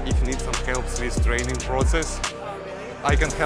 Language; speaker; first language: English; non-native, learner; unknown